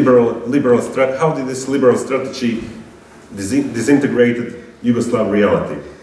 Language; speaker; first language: English; non-native, fluent; Croatian